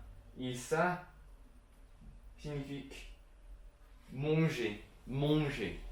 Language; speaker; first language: French; non-native, learner; Chinese